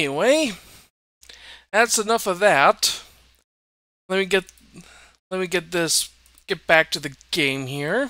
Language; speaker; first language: English; native; English